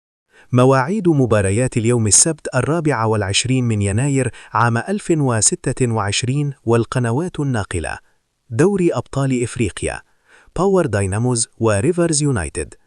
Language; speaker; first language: Arabic; native; Arabic